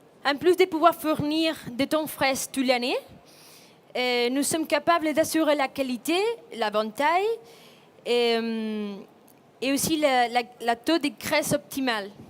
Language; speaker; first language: French; non-native, fluent; Spanish